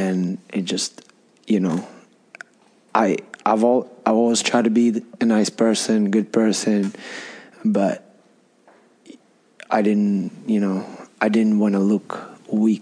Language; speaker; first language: English; non-native, fluent; Russian